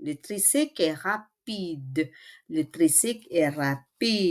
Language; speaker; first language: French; non-native, fluent; Filipino